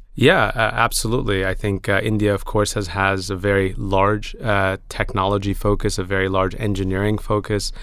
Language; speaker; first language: English; early bilingual, other home language; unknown